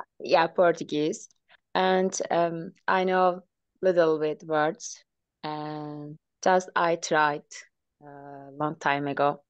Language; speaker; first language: English; non-native, learner; Portuguese